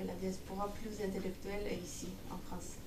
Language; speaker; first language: French; non-native, fluent; Armenian